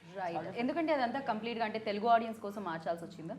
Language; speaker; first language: Telugu; native; Telugu